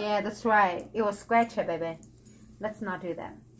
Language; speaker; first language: English; early bilingual, other home language; Chinese